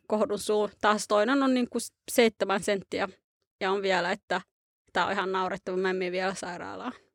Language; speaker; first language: Finnish; early bilingual, other home language; Somali